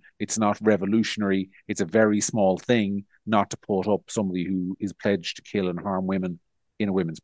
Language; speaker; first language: English; native; English